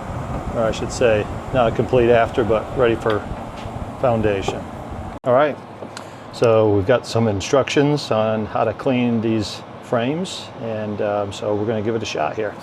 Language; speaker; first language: English; native; English